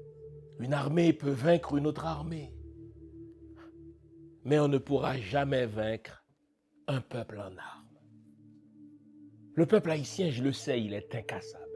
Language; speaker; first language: French; non-native, local second language; Haitian Creole